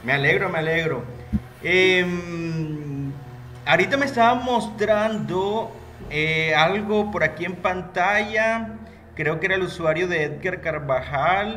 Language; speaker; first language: Spanish; native; Spanish